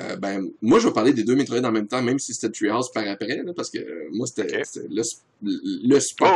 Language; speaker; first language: French; native; French